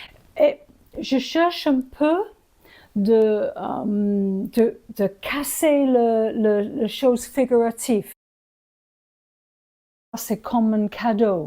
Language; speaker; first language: French; non-native, learner; English